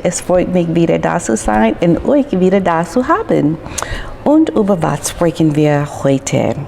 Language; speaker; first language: German; non-native, learner; English